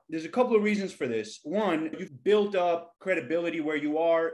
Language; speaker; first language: English; native; English